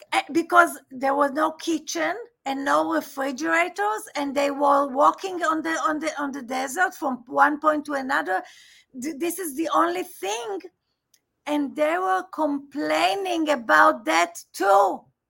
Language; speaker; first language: English; non-native, fluent; Hebrew